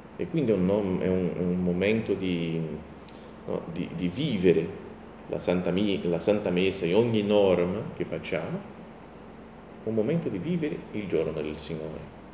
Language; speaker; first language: Italian; non-native, fluent; Portuguese